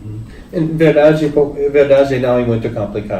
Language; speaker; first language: Portuguese; non-native, learner; English